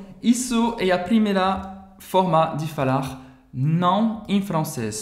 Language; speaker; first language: Portuguese; non-native, fluent; French